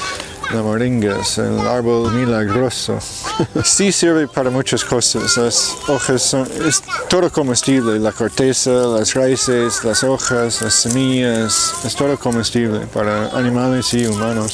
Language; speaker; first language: Spanish; non-native, fluent; English